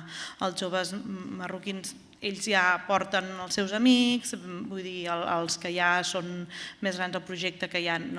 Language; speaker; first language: Catalan; native; Catalan